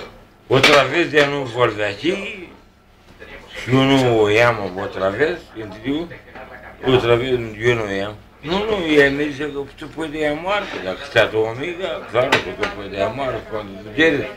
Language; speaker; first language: Spanish; non-native, learner; Romanian